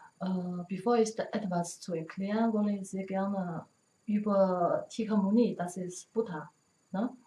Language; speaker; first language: German; non-native, learner; Chinese